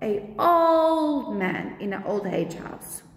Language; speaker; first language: English; non-native, local second language; Afrikaans